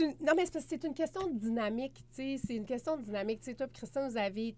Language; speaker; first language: French; native; French